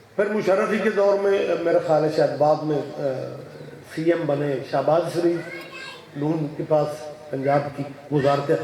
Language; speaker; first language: Urdu; non-native, local second language; Punjabi